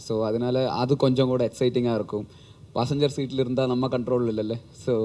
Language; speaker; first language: Tamil; non-native, learner; Malayalam